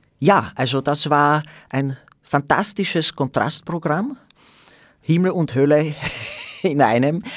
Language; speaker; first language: German; non-native, fluent; Slovak